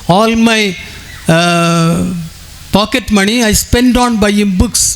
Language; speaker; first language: English; non-native, local second language; Tamil